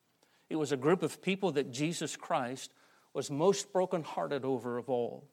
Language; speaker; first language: English; native; English